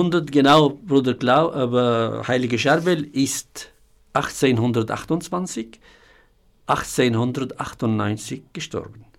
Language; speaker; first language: German; non-native, fluent; Arabic